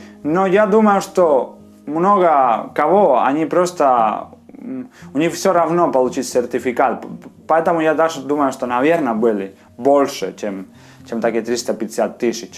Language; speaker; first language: Russian; non-native, fluent; Spanish